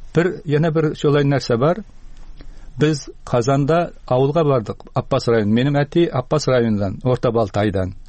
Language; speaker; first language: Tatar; early bilingual, heritage; Tatar